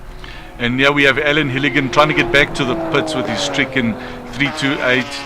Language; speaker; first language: English; native; English